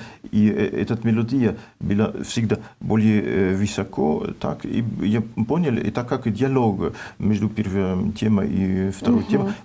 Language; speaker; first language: Russian; non-native, learner; French